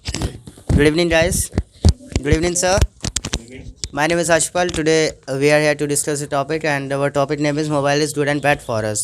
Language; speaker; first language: English; non-native, learner; Hindi